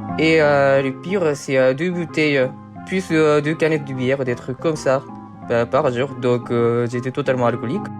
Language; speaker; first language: French; non-native, fluent; Japanese